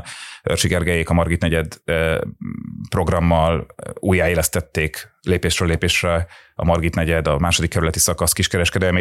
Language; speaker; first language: Hungarian; native; Hungarian